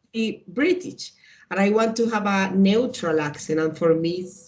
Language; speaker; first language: English; non-native, learner; Spanish